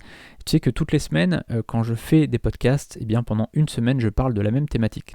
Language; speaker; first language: French; native; French